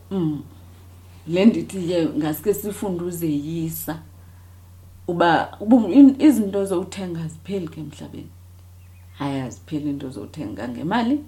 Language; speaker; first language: Xhosa; native; Xhosa